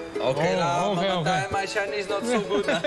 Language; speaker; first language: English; non-native, learner; Portuguese